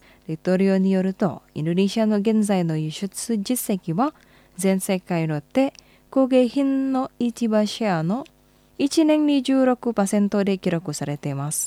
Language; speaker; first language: Japanese; non-native, fluent; Indonesian